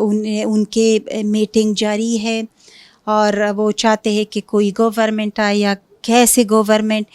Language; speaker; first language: Hindi; non-native, fluent; Punjabi